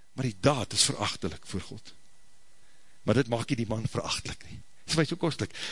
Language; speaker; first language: Afrikaans; native; Afrikaans